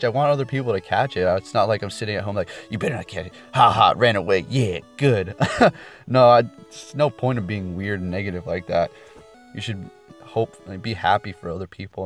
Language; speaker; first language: English; native; English